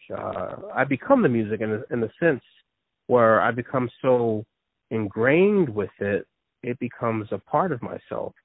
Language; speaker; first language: English; native; English